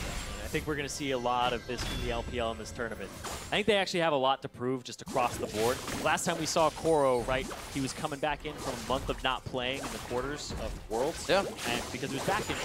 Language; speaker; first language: English; native; English